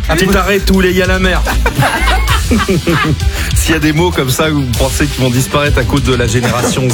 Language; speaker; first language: French; native; French